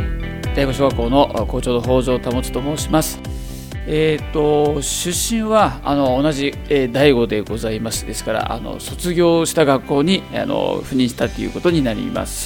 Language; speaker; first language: Japanese; native; Japanese